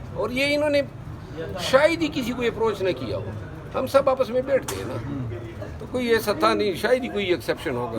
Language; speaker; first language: Urdu; non-native, local second language; Pashto